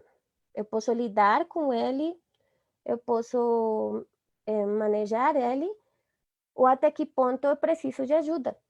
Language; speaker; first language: Portuguese; non-native, fluent; Spanish